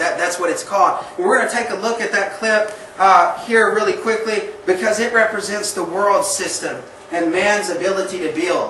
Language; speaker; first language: English; native; English